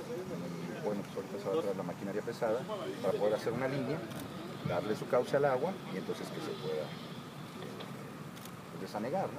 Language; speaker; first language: Spanish; native; Spanish